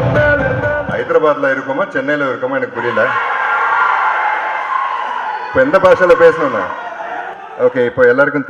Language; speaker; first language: Tamil; non-native, local second language; Telugu